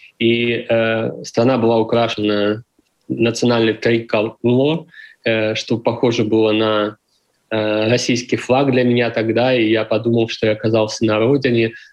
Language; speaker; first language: Russian; native; Russian